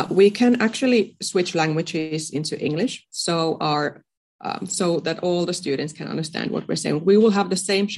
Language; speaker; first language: English; non-native, fluent; Finnish